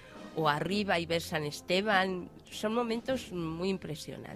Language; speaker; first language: Spanish; native; Spanish